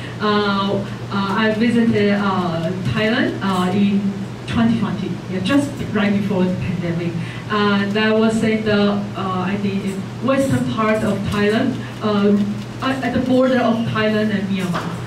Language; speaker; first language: English; non-native, fluent; Chinese